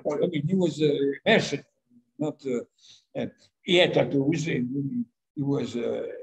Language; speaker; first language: English; non-native, fluent; Italian